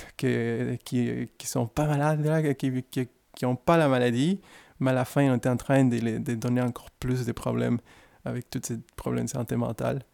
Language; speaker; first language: French; non-native, fluent; Spanish